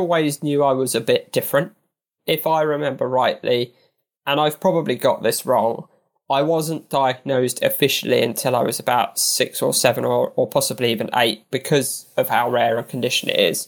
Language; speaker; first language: English; native; English